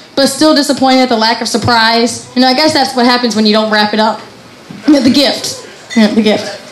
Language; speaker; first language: English; native; English